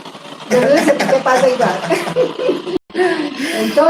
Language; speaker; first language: Spanish; native; Spanish